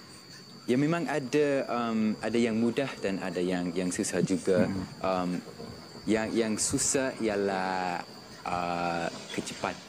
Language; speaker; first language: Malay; non-native, learner; English